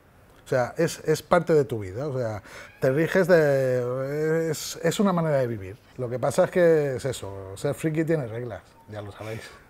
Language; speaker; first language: Spanish; native; Spanish